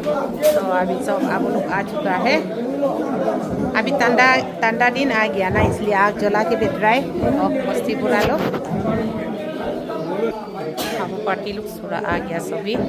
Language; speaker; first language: Hindi; non-native, local second language; Adi